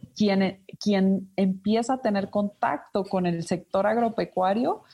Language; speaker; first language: Spanish; native; Spanish